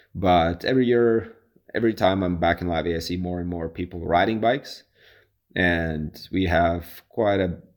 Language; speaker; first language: English; non-native, fluent; Latvian